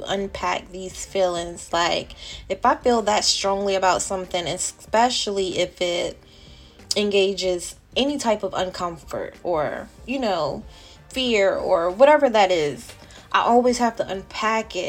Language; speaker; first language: English; native; English